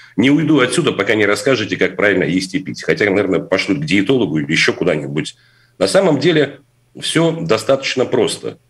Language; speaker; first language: Russian; native; Russian